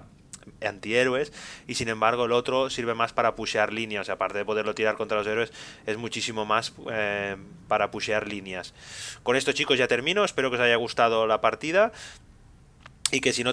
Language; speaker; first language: Spanish; native; Spanish